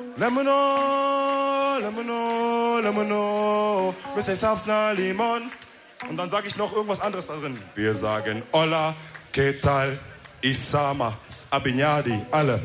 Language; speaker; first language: German; early bilingual, other home language; Wolof